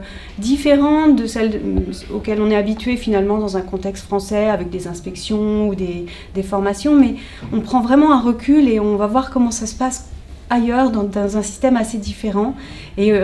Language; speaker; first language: French; native; French